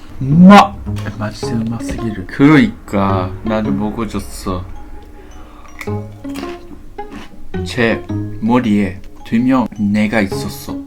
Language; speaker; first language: Korean; non-native, learner; Japanese